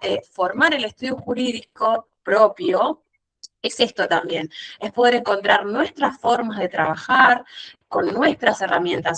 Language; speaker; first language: Spanish; native; Spanish